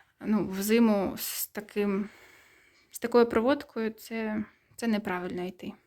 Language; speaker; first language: Ukrainian; native; Ukrainian